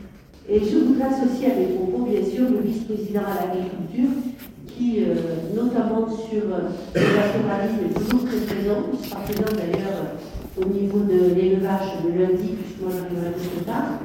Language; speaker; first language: French; native; French